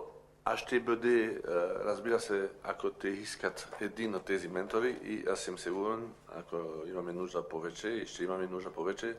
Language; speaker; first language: Bulgarian; non-native, learner; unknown